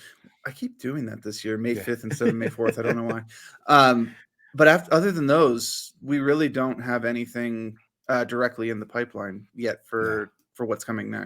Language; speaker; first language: English; native; English